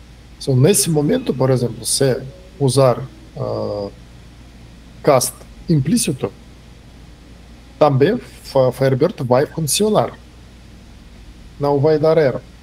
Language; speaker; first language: Portuguese; non-native, fluent; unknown